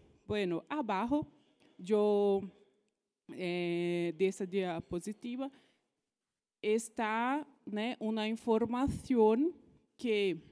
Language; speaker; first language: Spanish; non-native, fluent; Portuguese